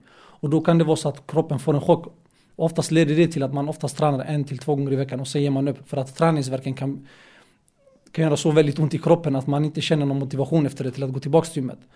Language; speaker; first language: Swedish; early bilingual, other home language; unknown